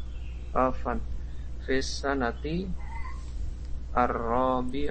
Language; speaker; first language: Arabic; non-native, learner; Indonesian